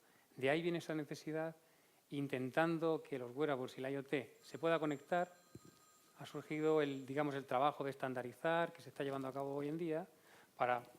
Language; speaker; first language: Spanish; native; Spanish